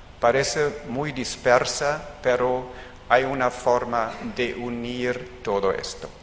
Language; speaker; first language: Spanish; non-native, fluent; German